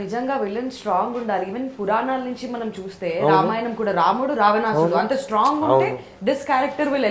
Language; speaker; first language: Telugu; native; Telugu